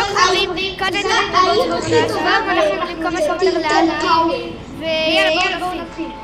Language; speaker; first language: Hebrew; native; Hebrew